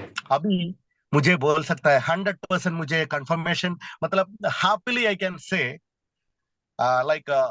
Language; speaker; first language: Hindi; non-native, local second language; Malayalam